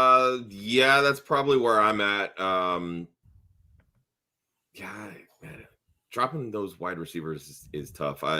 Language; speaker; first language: English; native; English